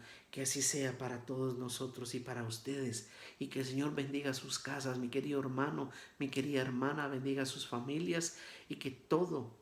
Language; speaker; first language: Spanish; native; Spanish